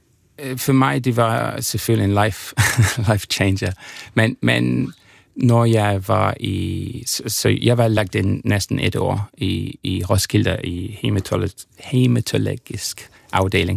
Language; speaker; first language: Danish; non-native, fluent; English